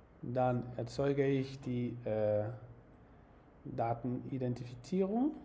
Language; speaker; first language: German; non-native, fluent; Spanish